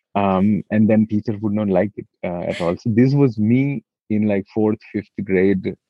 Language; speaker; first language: English; non-native, local second language; Hindi